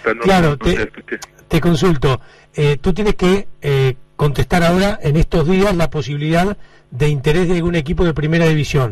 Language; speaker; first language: Spanish; native; Spanish